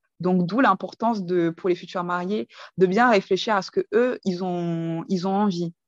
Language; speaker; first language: French; early bilingual, other home language; Kinyarwanda